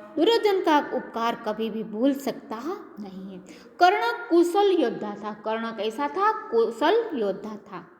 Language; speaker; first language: Hindi; non-native, local second language; Gujarati